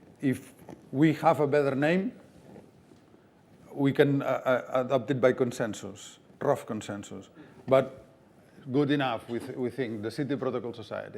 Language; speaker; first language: English; non-native, fluent; Catalan